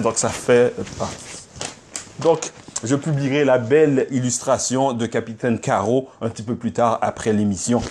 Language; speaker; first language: French; native; French